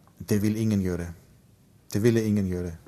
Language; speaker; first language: Norwegian; non-native, fluent; German